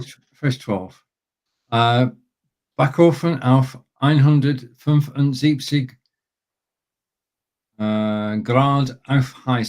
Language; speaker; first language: German; non-native, learner; English